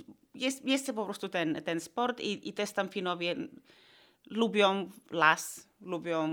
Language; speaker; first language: Polish; non-native, fluent; Finnish